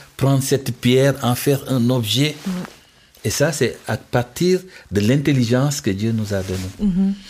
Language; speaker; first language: French; non-native, local second language; Wolof